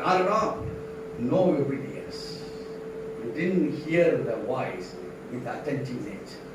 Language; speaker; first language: English; non-native, local second language; Tamil